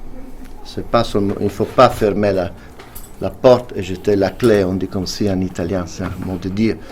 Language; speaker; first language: French; non-native, fluent; Italian